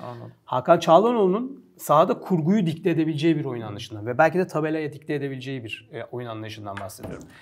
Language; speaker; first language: Turkish; native; Turkish